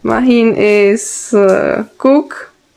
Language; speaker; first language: English; non-native, learner; Czech